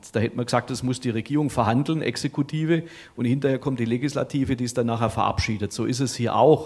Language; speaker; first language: German; native; German